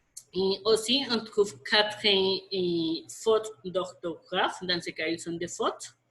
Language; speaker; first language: French; non-native, fluent; Spanish